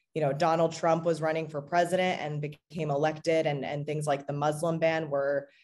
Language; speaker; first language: English; native; English